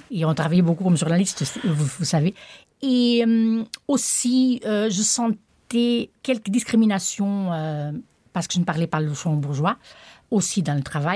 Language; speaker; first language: French; non-native, local second language; Portuguese